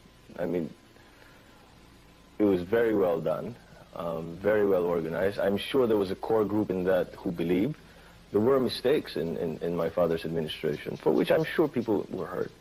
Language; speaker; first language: English; non-native, fluent; Filipino